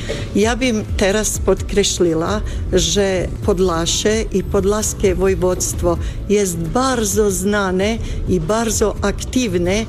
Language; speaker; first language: Polish; non-native, fluent; Bosnian